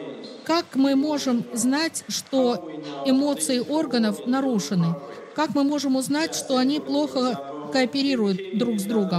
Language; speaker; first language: Russian; native; Russian